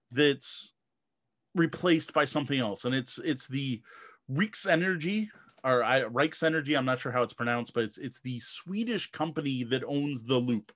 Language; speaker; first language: English; native; English